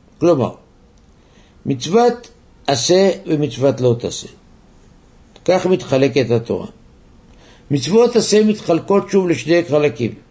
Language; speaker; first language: Hebrew; native; Hebrew